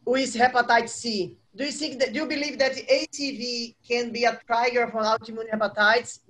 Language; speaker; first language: English; non-native, fluent; Portuguese